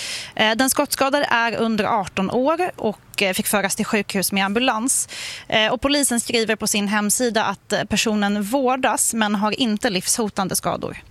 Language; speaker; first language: Swedish; native; Swedish